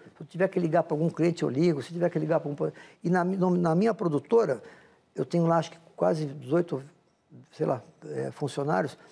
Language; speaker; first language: Portuguese; native; Portuguese